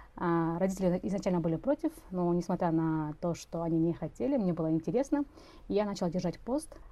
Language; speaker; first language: Russian; non-native, local second language; Kazakh